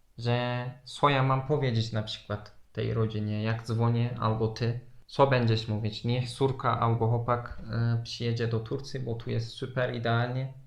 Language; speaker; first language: Polish; non-native, fluent; Turkish